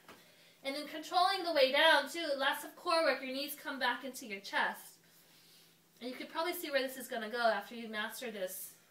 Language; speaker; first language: English; native; English